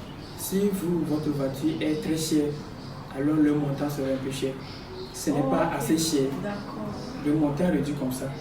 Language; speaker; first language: French; non-native, fluent; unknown